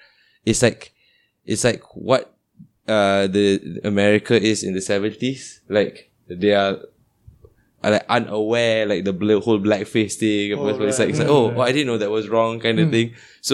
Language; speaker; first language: English; non-native, local second language; Malay